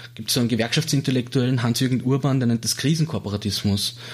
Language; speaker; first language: German; native; German